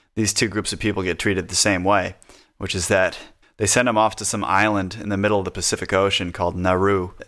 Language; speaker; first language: English; native; English